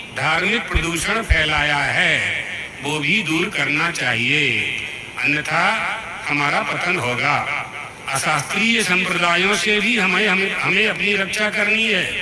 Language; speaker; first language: Hindi; native; Hindi